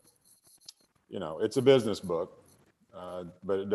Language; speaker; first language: English; native; English